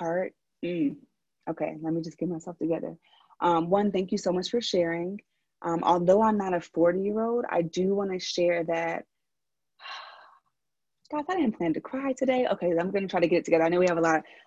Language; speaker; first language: English; native; English